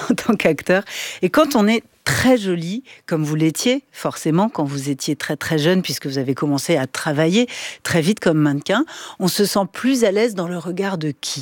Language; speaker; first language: French; native; French